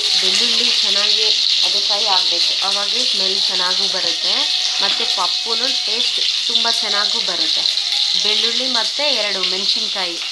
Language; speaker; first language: Kannada; non-native, local second language; Telugu